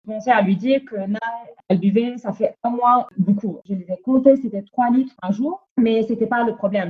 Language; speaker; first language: French; non-native, fluent; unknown